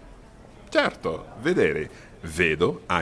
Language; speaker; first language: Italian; non-native, fluent; English